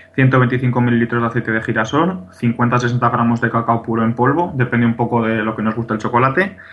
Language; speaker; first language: Spanish; native; Spanish